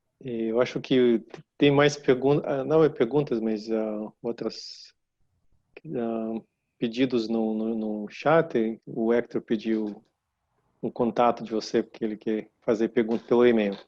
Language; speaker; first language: Portuguese; non-native, fluent; Russian